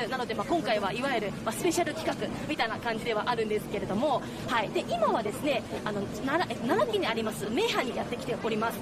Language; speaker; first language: Japanese; native; Japanese